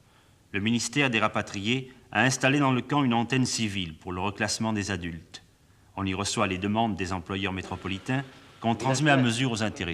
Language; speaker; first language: French; native; French